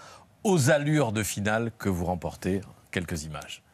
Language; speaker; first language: French; native; French